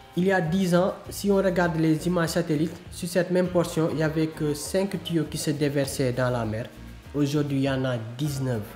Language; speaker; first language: French; non-native, local second language; Wolof